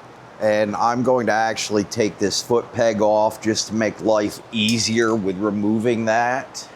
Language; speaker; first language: English; native; English